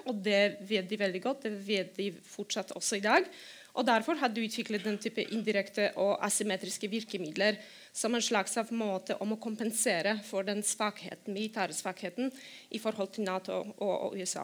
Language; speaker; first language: Norwegian; non-native, fluent; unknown